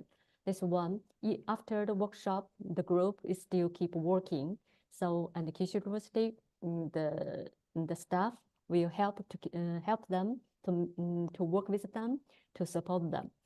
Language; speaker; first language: English; non-native, learner; Chinese